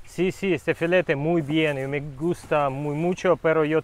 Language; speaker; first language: Spanish; non-native, learner; Russian